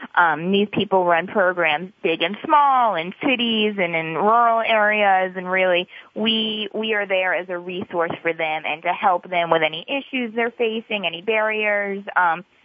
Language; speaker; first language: English; native; English